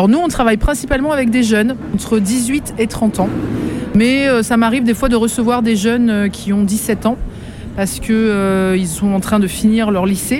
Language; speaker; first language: French; native; French